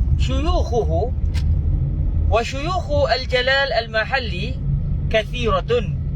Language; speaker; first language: Malay; native; Malay